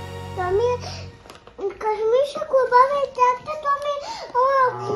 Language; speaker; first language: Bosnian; early bilingual, heritage; Serbian